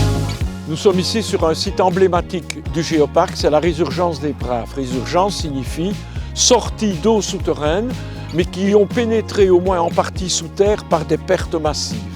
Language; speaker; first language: French; native; French